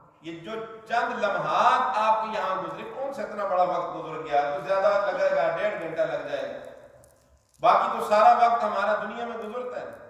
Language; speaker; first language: Urdu; non-native, local second language; Northern Hindko